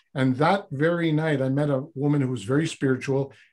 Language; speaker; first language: English; native; English